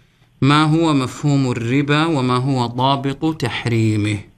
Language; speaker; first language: Arabic; native; Arabic